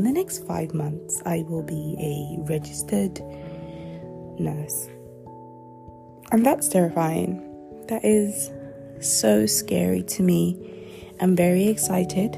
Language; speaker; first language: English; non-native, local second language; Yoruba